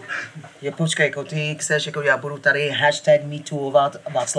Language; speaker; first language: Czech; non-native, fluent; English